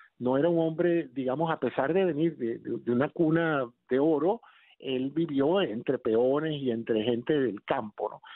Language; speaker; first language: Spanish; native; Spanish